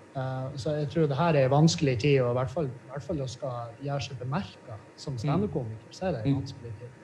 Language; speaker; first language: Norwegian; native; Norwegian